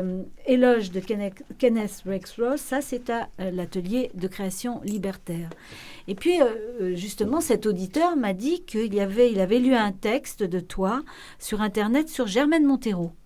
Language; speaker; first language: French; native; French